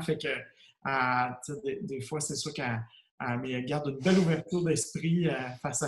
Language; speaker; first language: French; native; French